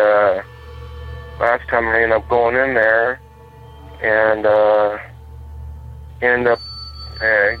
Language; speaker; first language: English; native; English